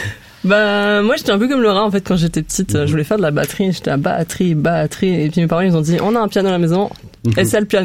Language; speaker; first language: French; native; French